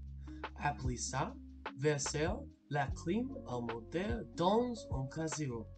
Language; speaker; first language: French; non-native, learner; English